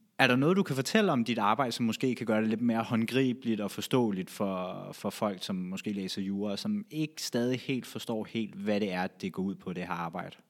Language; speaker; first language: Danish; native; Danish